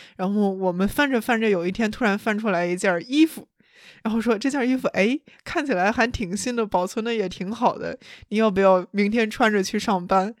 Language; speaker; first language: Chinese; native; Chinese